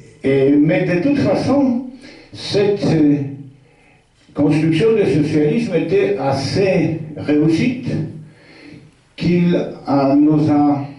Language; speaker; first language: French; non-native, fluent; Polish